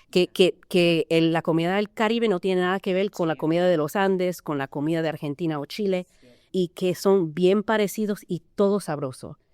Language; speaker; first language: Spanish; early bilingual, heritage; Spanish